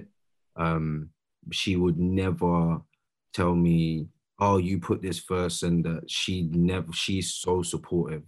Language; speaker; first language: English; native; English